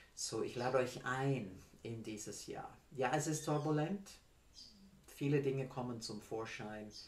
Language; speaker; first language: German; non-native, fluent; English